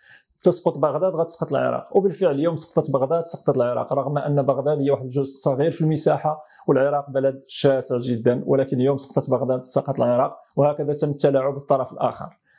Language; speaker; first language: Arabic; native; Arabic